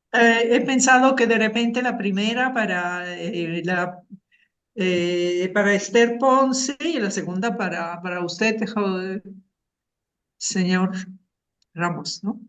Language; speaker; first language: Spanish; non-native, fluent; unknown